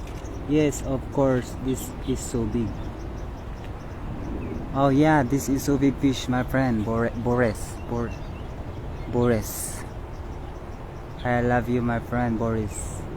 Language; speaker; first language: English; non-native, local second language; Filipino